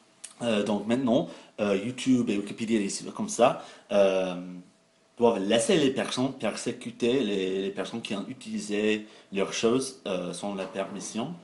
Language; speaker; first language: French; non-native, fluent; English